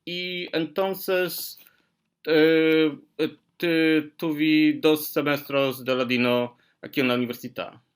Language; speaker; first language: Spanish; non-native, learner; Polish